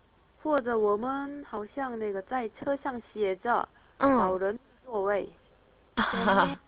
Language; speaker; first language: Chinese; non-native, learner; Korean